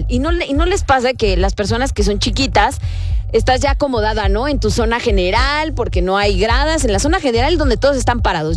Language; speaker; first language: Spanish; native; Spanish